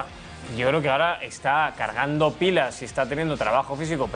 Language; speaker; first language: Spanish; native; Spanish